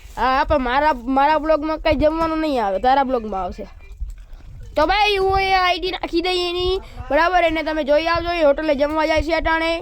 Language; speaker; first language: Gujarati; non-native, local second language; Kachhi